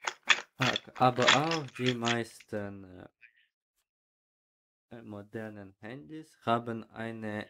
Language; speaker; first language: German; non-native, learner; Ukrainian